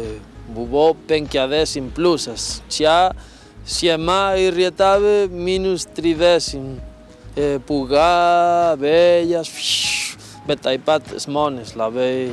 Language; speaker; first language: Lithuanian; non-native, learner; Spanish